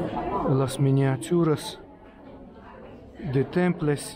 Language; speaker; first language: Spanish; non-native, learner; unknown